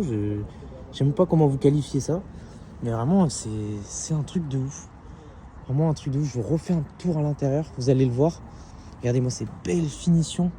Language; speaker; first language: French; native; French